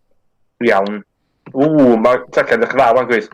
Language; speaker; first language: Welsh; native; Welsh